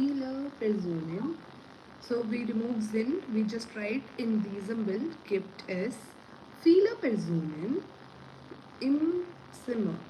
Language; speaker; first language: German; non-native, learner; Hindi